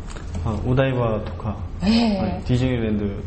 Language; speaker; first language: Japanese; non-native, learner; Korean